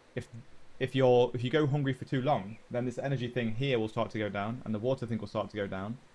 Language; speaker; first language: English; native; English